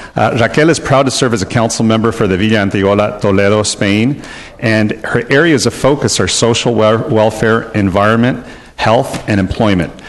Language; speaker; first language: English; early bilingual, other home language; Spanish